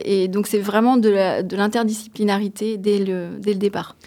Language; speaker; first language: French; native; French